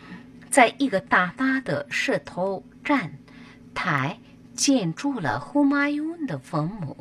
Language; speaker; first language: Chinese; non-native, fluent; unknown